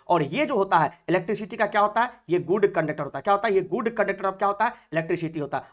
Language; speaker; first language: Hindi; native; Hindi